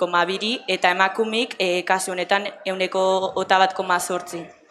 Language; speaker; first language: Basque; native; Basque